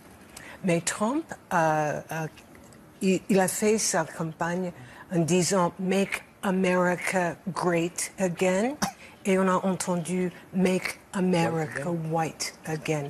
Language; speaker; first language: French; non-native, learner; English